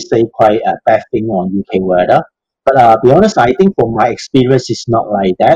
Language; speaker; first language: English; non-native, local second language; Cantonese